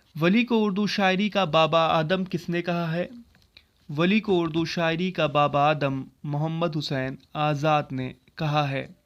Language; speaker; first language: Urdu; native; Urdu